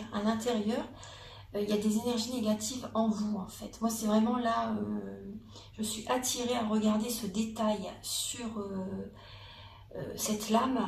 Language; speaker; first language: French; native; French